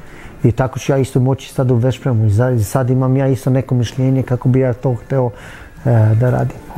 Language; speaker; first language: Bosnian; early bilingual, heritage; Bosnian